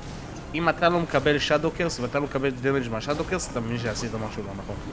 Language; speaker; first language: Hebrew; native; Hebrew